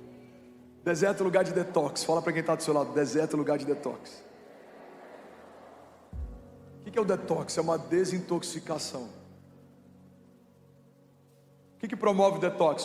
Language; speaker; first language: Portuguese; native; Portuguese